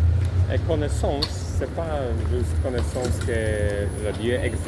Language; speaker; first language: French; non-native, learner; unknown